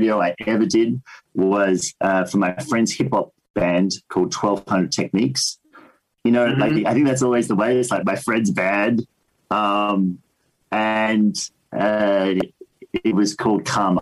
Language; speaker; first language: English; native; English